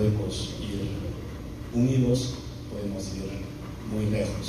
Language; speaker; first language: Spanish; non-native, fluent; Chinese